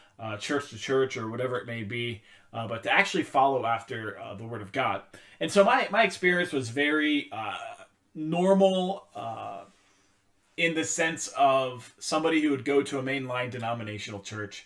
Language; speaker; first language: English; native; English